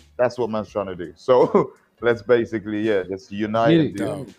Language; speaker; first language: English; native; English